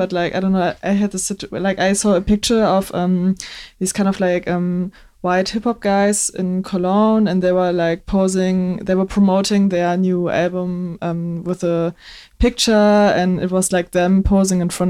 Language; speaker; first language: English; non-native, fluent; German